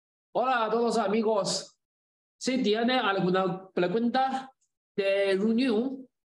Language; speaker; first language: Spanish; non-native, learner; Chinese